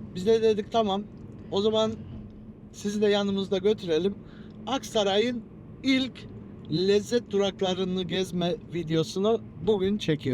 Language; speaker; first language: Turkish; early bilingual, heritage; Turkish